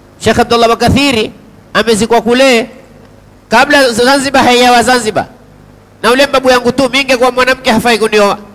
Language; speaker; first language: Swahili; native; Swahili